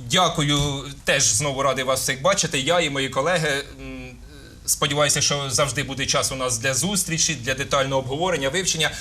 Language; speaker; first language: Ukrainian; native; Ukrainian